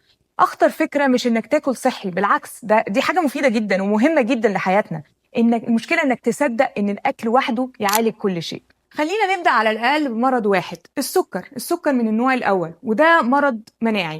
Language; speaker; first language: Arabic; native; Arabic